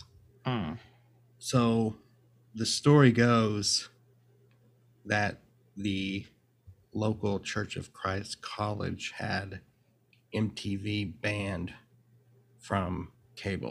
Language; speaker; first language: English; native; English